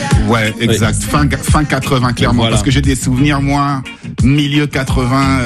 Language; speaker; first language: French; native; French